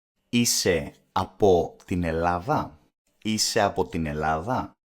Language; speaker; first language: Greek; non-native, learner; English